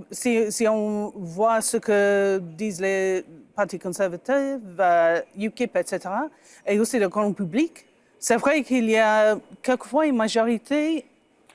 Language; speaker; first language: French; non-native, fluent; English